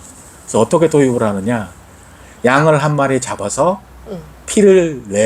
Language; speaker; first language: Korean; native; Korean